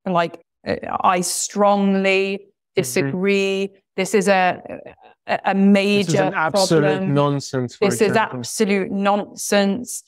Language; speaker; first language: English; native; English